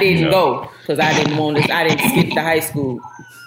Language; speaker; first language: English; native; English